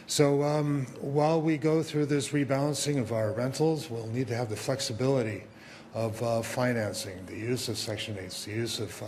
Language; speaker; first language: English; native; English